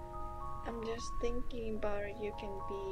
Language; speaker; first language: English; non-native, learner; Russian